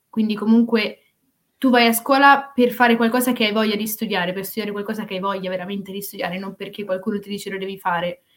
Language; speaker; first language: Italian; native; Italian